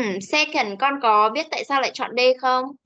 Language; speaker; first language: Vietnamese; native; Vietnamese